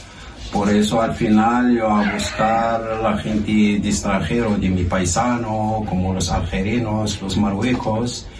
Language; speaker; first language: Spanish; non-native, learner; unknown